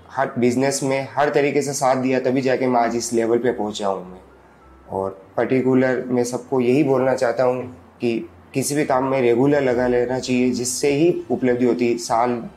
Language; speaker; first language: Hindi; native; Hindi